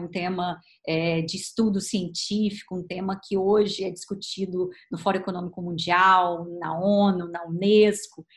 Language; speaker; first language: Portuguese; native; Portuguese